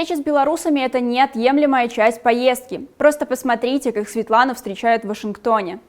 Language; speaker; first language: Russian; native; Russian